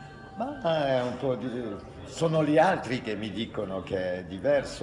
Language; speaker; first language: Italian; non-native, fluent; French